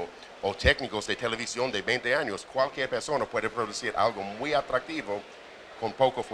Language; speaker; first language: Spanish; non-native, fluent; English